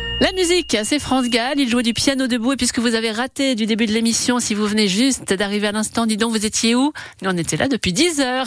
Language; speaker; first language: French; native; French